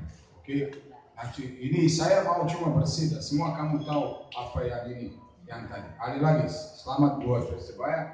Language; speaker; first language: Indonesian; non-native, fluent; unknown